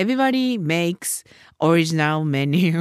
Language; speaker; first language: English; non-native, learner; Japanese